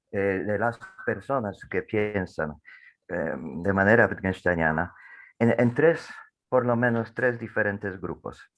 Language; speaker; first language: Spanish; non-native, fluent; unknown